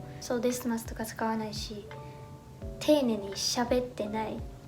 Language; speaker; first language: Japanese; non-native, fluent; Chinese